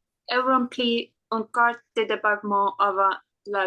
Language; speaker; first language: French; non-native, learner; English